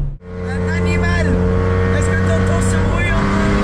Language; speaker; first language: French; native; French